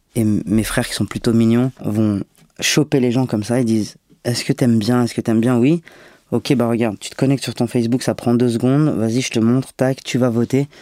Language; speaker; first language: French; native; French